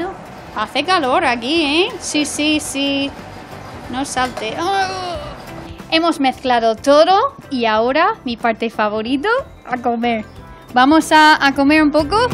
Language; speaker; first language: Spanish; non-native, fluent; English